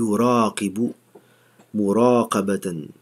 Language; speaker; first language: Arabic; non-native, fluent; French